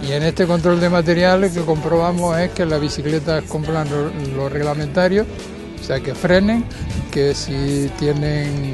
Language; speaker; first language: Spanish; native; Spanish